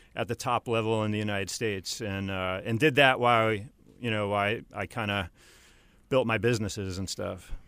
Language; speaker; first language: English; native; English